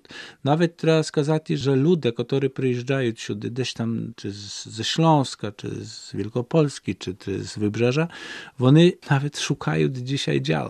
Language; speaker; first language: Polish; non-native, local second language; Ukrainian